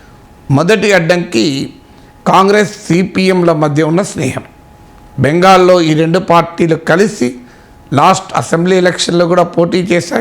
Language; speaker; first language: Telugu; native; Telugu